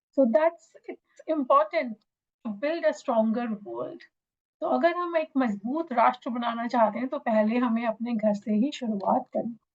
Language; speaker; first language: Hindi; native; Hindi